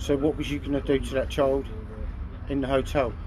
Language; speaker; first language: English; native; English